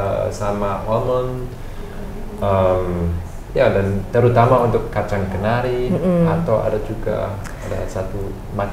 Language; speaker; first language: Indonesian; non-native, fluent; German